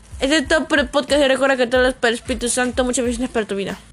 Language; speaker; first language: Spanish; native; Spanish